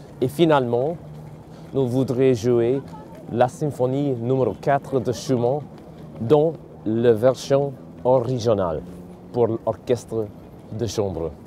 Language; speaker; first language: French; non-native, fluent; English